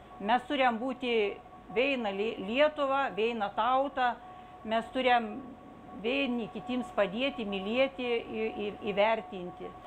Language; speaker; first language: Lithuanian; native; Lithuanian